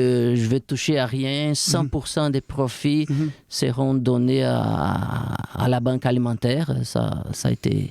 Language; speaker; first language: French; non-native, fluent; Portuguese